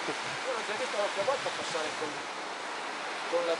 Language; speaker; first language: Italian; native; Italian